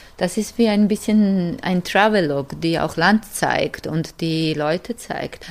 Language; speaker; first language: German; non-native, fluent; Georgian